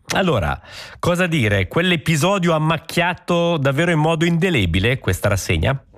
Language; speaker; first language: Italian; native; Italian